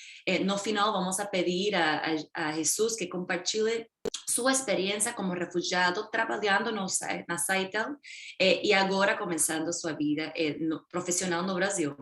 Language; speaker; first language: Portuguese; non-native, fluent; Spanish